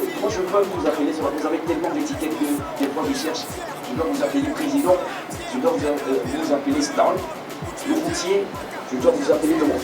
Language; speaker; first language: French; native; French